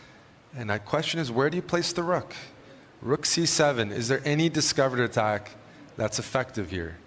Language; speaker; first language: English; native; English